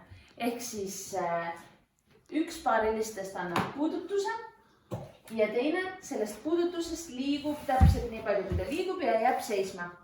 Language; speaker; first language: Estonian; native; Estonian